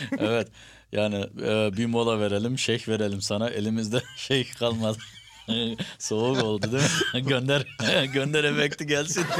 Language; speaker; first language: Turkish; early bilingual, heritage; Turkish